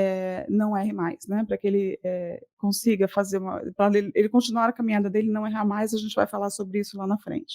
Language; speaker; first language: Portuguese; native; Portuguese